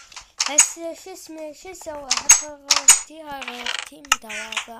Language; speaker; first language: Arabic; early bilingual, heritage; Arabic